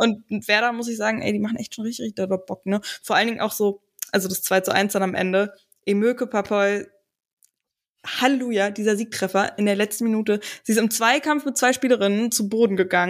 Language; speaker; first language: German; native; German